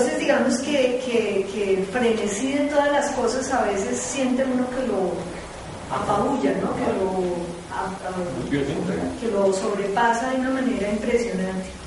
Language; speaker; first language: Spanish; non-native, fluent; Portuguese